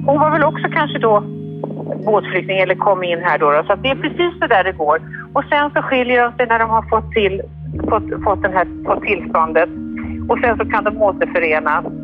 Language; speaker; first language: Swedish; native; Swedish